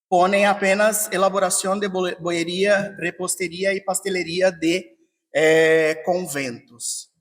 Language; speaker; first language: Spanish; non-native, fluent; Portuguese